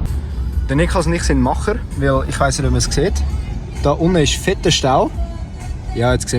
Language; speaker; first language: German; native; German